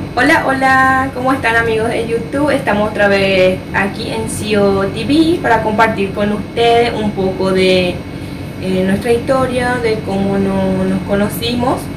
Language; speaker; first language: Spanish; native; Spanish